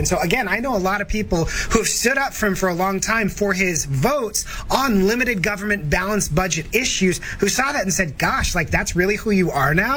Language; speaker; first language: English; native; English